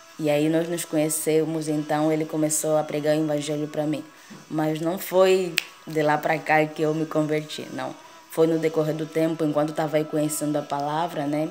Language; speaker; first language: Portuguese; native; Portuguese